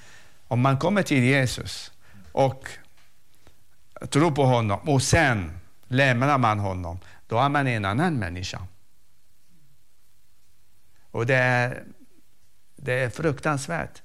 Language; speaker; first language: Swedish; non-native, fluent; Arabic